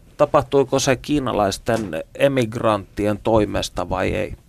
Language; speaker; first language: Finnish; native; Finnish